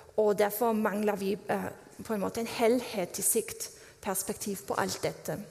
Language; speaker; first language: Norwegian; non-native, fluent; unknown